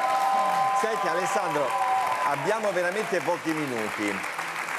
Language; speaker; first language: Italian; native; Italian